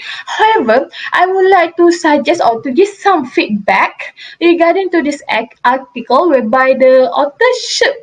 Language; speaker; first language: English; non-native, local second language; Malay